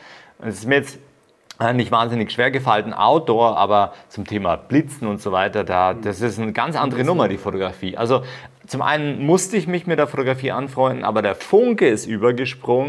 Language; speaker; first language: German; native; German